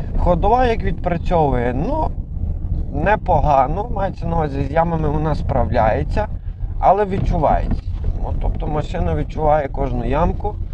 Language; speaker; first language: Ukrainian; native; Ukrainian